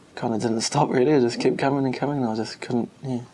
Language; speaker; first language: English; native; English